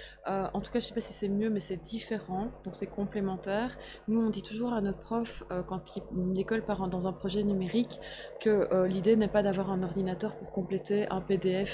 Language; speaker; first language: French; native; French